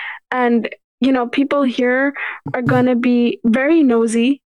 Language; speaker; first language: English; early bilingual, other home language; Urdu